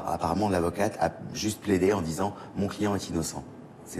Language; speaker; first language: French; native; French